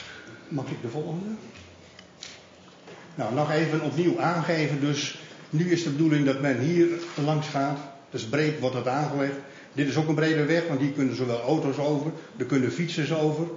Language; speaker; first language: Dutch; native; Dutch